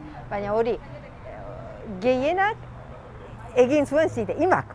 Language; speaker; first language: Basque; non-native, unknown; Japanese